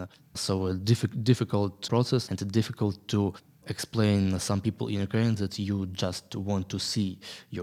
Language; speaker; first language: English; non-native, learner; Ukrainian